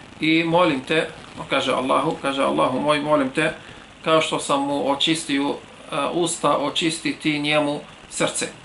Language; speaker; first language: Serbian; non-native, fluent; Arabic